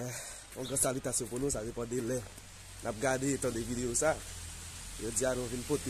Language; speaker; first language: French; non-native, learner; Haitian Creole